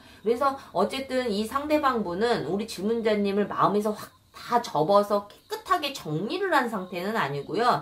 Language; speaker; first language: Korean; native; Korean